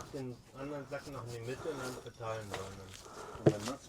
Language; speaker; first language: German; native; German